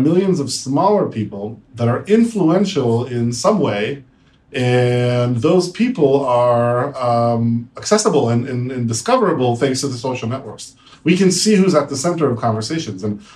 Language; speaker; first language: English; native; English